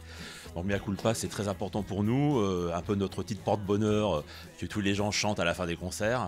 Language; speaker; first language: French; native; French